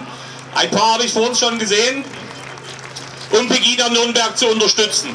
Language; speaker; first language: German; native; German